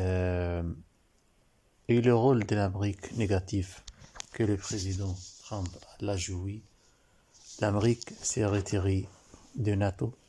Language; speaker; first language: French; non-native, learner; Arabic